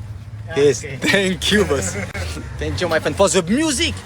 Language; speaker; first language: English; non-native, learner; French